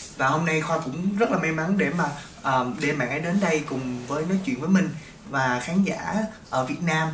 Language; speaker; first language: Vietnamese; native; Vietnamese